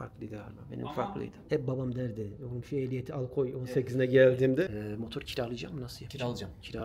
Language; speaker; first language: Turkish; native; Turkish